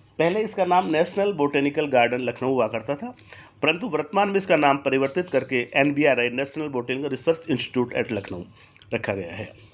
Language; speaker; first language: Hindi; native; Hindi